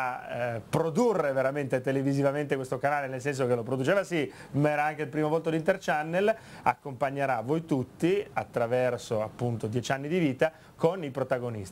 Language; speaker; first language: Italian; native; Italian